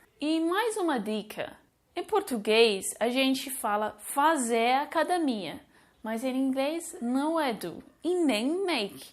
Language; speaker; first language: Portuguese; non-native, fluent; English